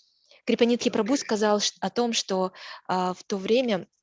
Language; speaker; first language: Russian; native; Russian